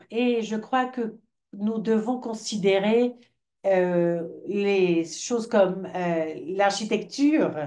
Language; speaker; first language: French; non-native, fluent; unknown